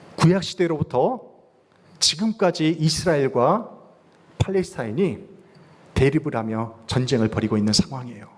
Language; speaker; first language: Korean; native; Korean